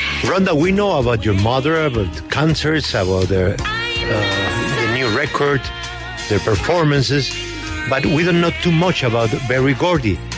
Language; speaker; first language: English; non-native, fluent; Spanish